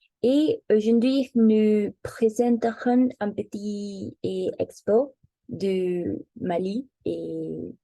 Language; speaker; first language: French; non-native, learner; Spanish